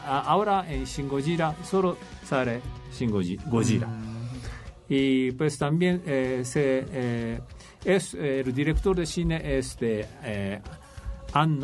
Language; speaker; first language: Spanish; non-native, fluent; Japanese